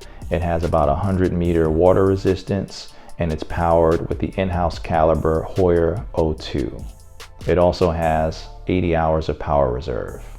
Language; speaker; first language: English; native; English